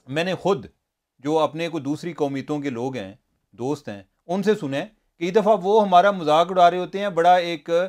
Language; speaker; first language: Urdu; non-native, local second language; Punjabi